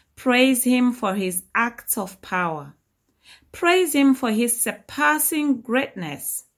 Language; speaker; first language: English; non-native, local second language; Shona